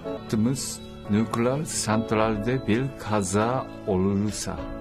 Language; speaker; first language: Turkish; non-native, learner; Japanese